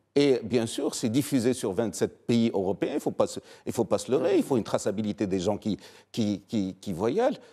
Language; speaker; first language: French; non-native, local second language; Arabic